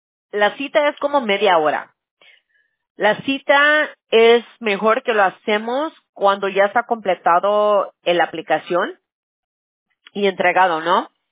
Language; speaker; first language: Spanish; early bilingual, heritage; Spanish